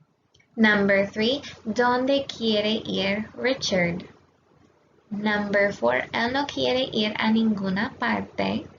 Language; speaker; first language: Spanish; non-native, fluent; English